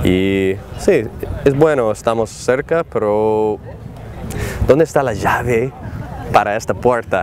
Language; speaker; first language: Spanish; non-native, learner; English